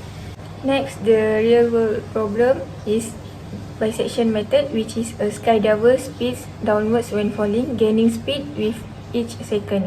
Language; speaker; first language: English; non-native, local second language; Malay